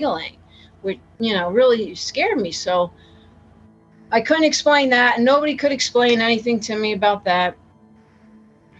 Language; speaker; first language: English; native; English